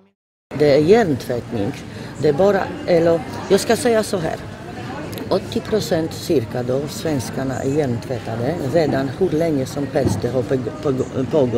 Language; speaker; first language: Swedish; non-native, fluent; Polish